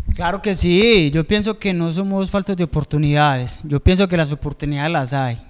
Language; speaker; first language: Spanish; native; Spanish